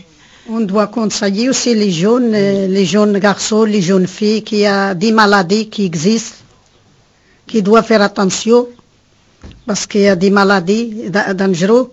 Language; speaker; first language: French; non-native, learner; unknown